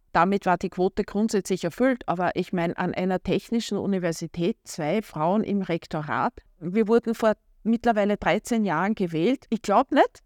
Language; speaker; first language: German; native; German